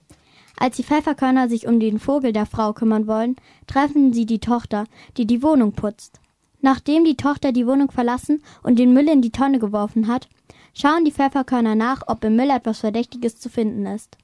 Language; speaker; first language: German; native; German